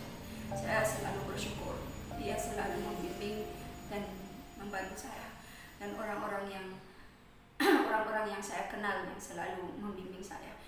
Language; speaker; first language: Indonesian; non-native, fluent; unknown